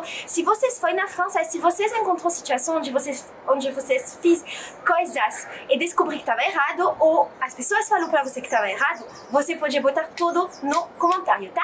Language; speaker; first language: Portuguese; non-native, fluent; French